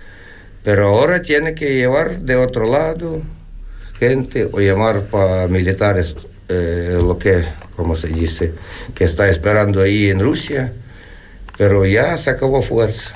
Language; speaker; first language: Spanish; non-native, learner; Ukrainian